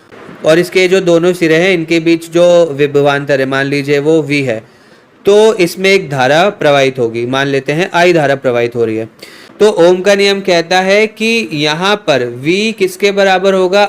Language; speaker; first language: Hindi; native; Hindi